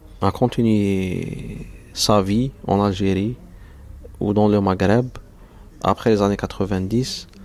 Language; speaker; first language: French; non-native, local second language; Arabic